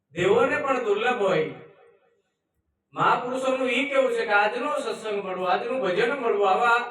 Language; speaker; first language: Gujarati; native; Gujarati